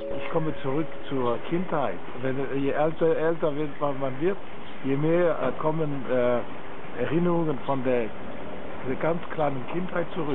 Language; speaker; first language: German; non-native, local second language; French